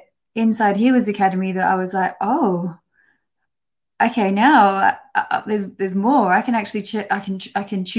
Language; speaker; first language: English; native; English